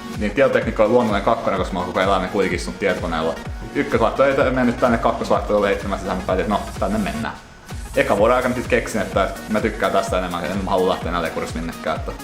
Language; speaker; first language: Finnish; non-native, local second language; Swedish